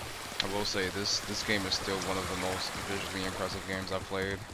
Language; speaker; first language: English; native; English